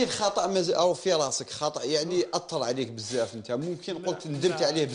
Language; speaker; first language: Arabic; native; Arabic